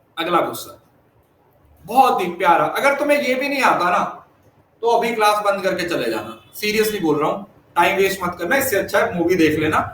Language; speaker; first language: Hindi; non-native, local second language; Punjabi